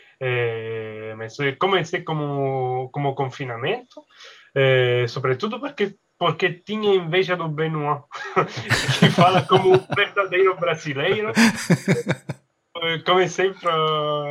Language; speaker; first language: Portuguese; non-native, learner; Italian